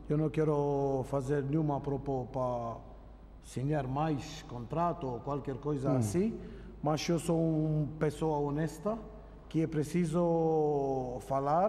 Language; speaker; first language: Portuguese; non-native, fluent; Romanian